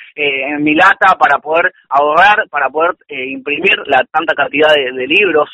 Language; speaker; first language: Spanish; native; Spanish